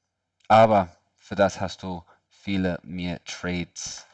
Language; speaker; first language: German; non-native, learner; English